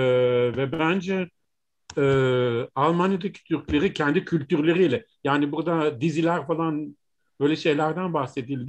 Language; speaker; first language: Turkish; non-native, fluent; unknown